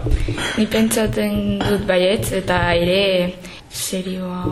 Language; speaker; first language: Basque; non-native, local second language; Spanish